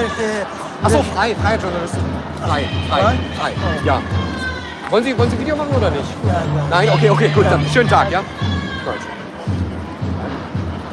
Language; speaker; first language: German; native; German